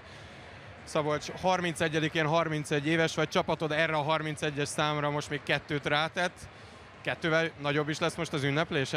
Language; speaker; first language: Hungarian; native; Hungarian